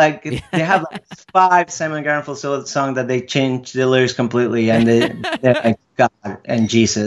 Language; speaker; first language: English; non-native, fluent; Spanish